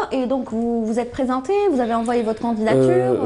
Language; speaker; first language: French; non-native, local second language; Arabic